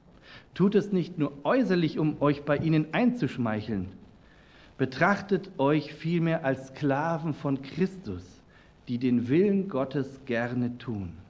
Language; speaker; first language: German; native; German